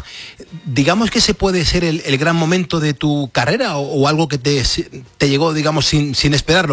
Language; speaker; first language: Spanish; native; Spanish